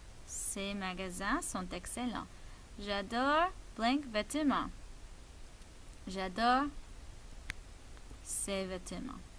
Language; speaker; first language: French; non-native, fluent; English